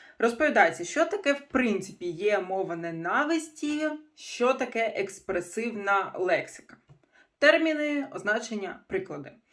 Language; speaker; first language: Ukrainian; non-native, local second language; Russian